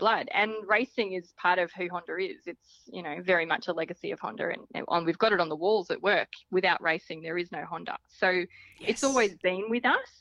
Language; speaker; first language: English; native; English